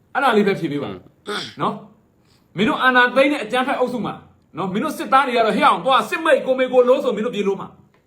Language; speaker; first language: Burmese; native; Burmese